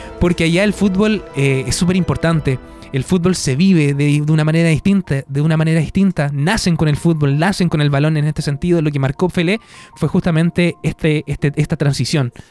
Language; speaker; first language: Spanish; native; Spanish